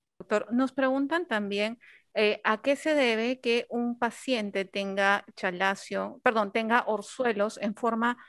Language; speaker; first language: Spanish; native; Spanish